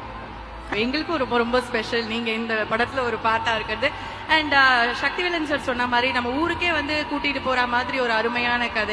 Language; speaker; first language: Tamil; native; Tamil